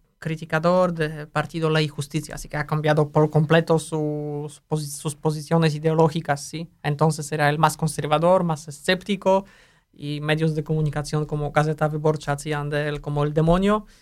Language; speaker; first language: Spanish; non-native, fluent; Polish